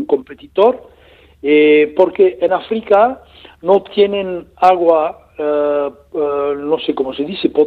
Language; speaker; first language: Spanish; non-native, learner; French